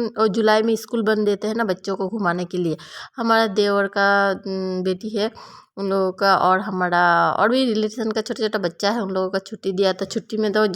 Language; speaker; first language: Hindi; non-native, local second language; Bangla